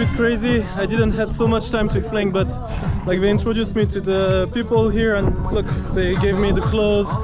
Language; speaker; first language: English; non-native, fluent; French